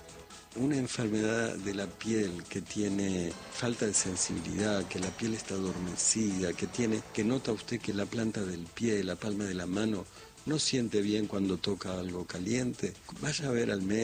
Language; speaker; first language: Spanish; native; Spanish